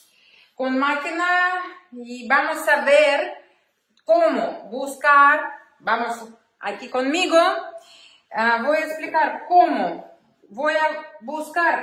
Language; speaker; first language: Spanish; non-native, learner; Ukrainian